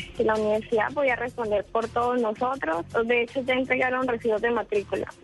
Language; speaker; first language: Spanish; native; Spanish